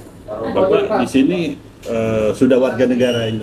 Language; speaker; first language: Indonesian; native; Indonesian